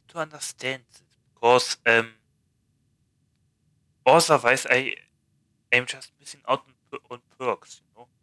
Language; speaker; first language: English; non-native, fluent; German